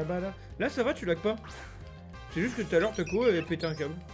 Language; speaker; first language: French; native; French